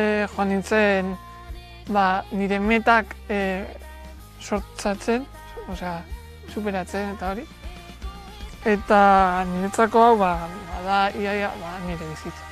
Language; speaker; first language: Basque; non-native, learner; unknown